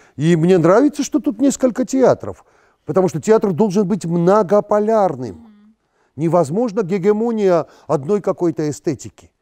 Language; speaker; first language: Russian; non-native, local second language; Georgian